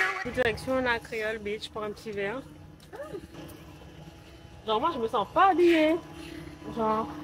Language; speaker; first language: French; native; French